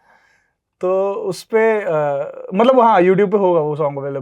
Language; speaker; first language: Hindi; native; Hindi